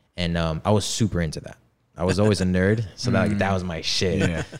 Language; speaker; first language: English; early bilingual, other home language; Polish